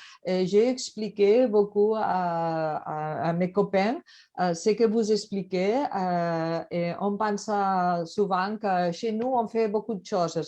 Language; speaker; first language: French; non-native, learner; Catalan